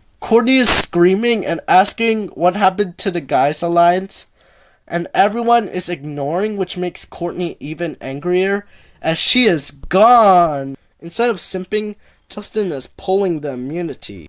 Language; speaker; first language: English; native; English